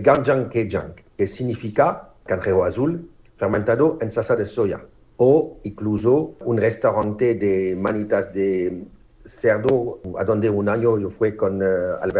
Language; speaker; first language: Spanish; non-native, fluent; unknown